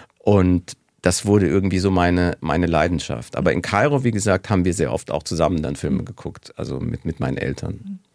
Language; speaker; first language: German; native; German